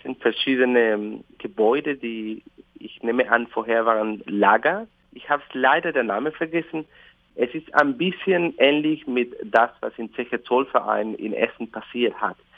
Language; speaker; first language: German; non-native, fluent; Spanish